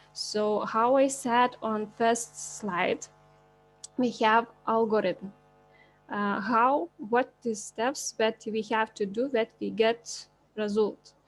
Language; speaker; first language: English; non-native, learner; Lithuanian